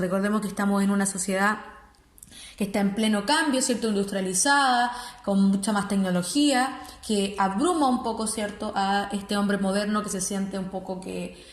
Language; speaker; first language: Spanish; native; Spanish